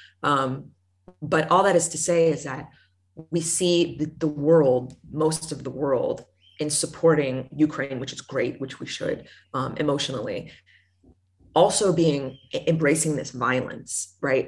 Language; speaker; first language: English; native; English